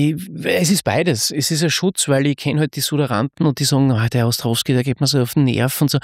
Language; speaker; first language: German; native; German